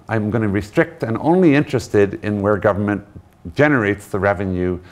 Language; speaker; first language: English; native; English